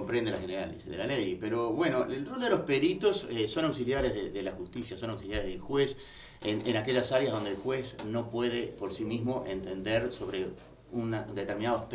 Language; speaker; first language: Spanish; native; Spanish